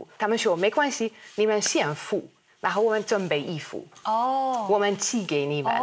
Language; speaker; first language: Chinese; non-native, fluent; Hungarian